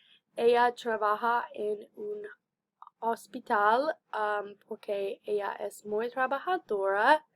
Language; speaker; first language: Spanish; non-native, learner; English